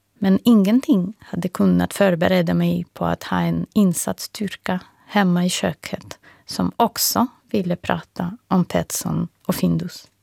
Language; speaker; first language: Swedish; non-native, fluent; Russian